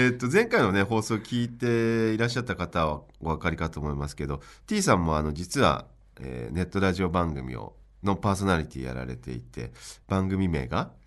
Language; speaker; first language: Japanese; native; Japanese